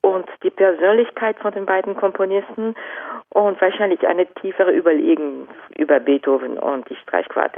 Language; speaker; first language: German; non-native, fluent; Japanese